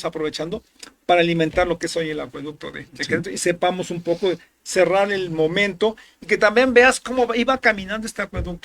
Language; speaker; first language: Spanish; native; Spanish